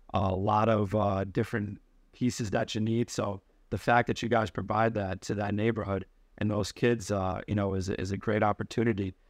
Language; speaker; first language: English; native; English